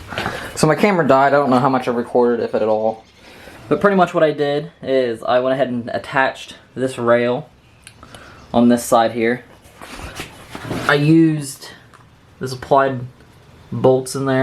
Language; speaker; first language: English; native; English